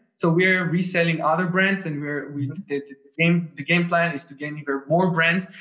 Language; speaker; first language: English; non-native, fluent; Russian